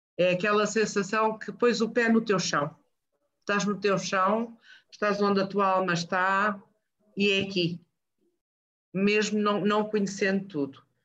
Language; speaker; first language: Portuguese; native; Portuguese